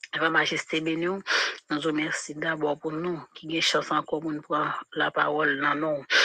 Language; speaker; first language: French; non-native, local second language; Haitian Creole